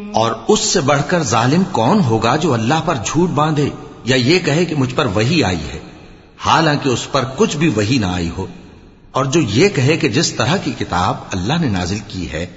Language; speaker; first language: Urdu; native; Urdu